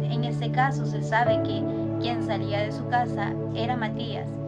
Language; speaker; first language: Spanish; native; Spanish